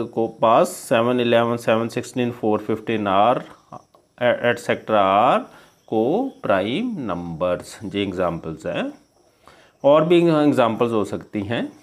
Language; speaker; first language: Hindi; non-native, local second language; Punjabi